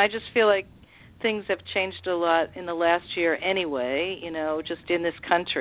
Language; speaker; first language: English; native; English